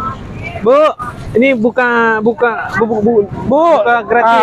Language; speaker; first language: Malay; non-native, local second language; Minangkabau